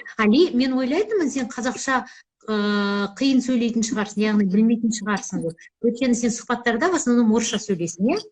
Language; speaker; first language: Kazakh; native; Kazakh